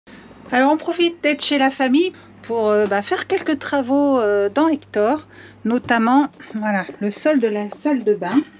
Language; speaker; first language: French; native; French